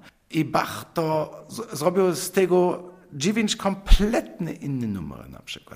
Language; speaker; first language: Polish; non-native, fluent; German